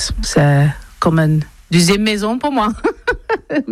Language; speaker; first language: French; non-native, learner; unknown